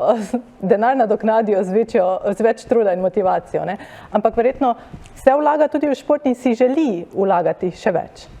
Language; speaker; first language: Slovenian; native; Slovenian